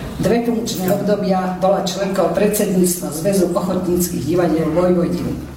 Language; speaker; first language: Slovak; early bilingual, heritage; Slovak